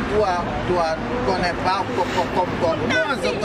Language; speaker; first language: French; non-native, learner; Wolof